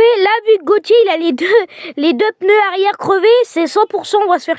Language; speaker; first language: French; native; French